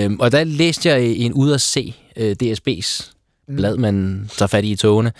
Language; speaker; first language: Danish; early bilingual, other home language; Persian